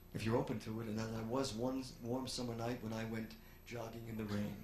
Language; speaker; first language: English; native; English